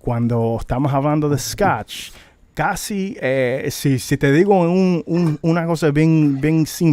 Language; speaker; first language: Spanish; early bilingual, heritage; Spanish